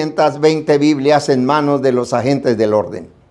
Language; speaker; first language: Spanish; native; Spanish